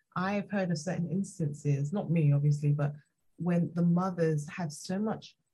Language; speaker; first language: English; native; English